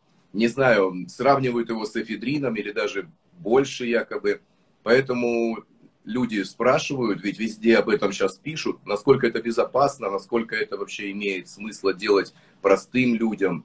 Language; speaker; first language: Russian; native; Russian